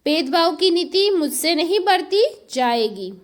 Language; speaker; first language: Hindi; non-native, local second language; Gujarati